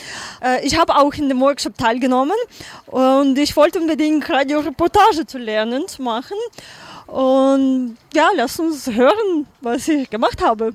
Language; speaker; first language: German; non-native, learner; Ukrainian